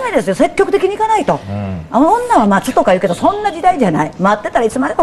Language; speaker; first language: Japanese; native; Japanese